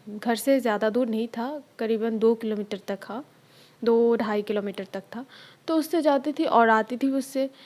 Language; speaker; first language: Hindi; non-native, local second language; Bangla